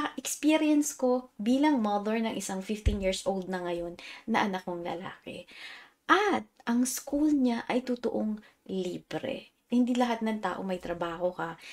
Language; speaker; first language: Filipino; native; Filipino